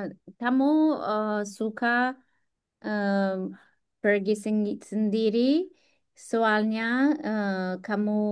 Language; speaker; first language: Indonesian; non-native, learner; English